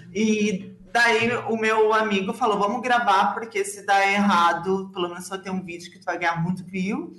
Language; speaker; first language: Portuguese; native; Portuguese